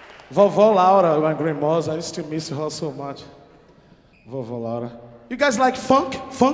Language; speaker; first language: English; non-native, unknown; Portuguese